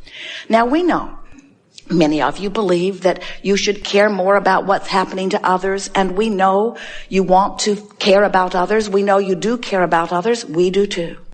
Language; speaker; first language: English; native; English